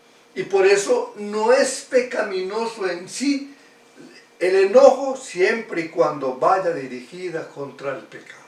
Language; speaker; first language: Spanish; native; Spanish